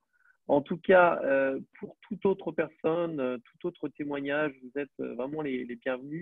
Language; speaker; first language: French; native; French